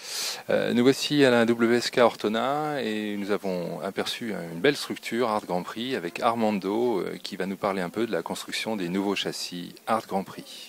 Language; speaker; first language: French; native; French